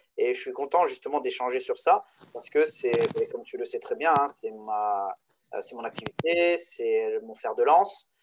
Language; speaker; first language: French; non-native, local second language; Arabic